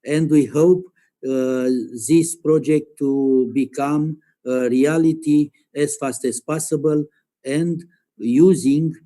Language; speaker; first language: English; non-native, learner; Romanian